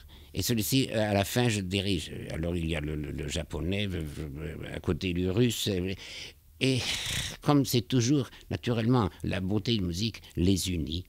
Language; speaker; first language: French; non-native, fluent; German